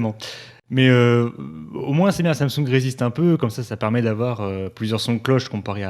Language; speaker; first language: French; native; French